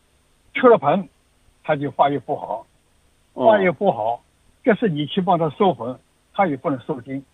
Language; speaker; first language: Chinese; native; Chinese